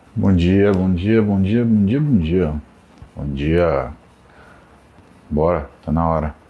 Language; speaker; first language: Portuguese; native; Portuguese